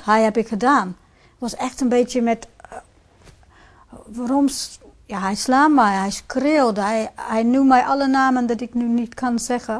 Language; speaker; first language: Dutch; non-native, fluent; English